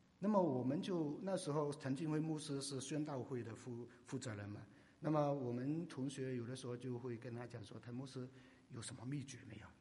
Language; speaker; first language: Chinese; non-native, local second language; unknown